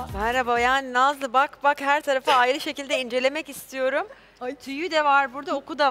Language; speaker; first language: Turkish; native; Turkish